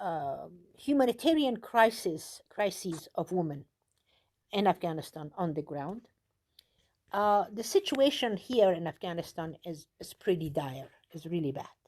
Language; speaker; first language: English; non-native, fluent; Persian